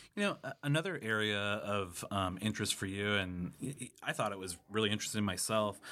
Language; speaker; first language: English; native; English